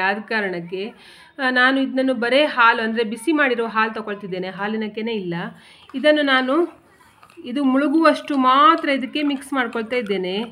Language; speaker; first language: Kannada; non-native, local second language; Konkani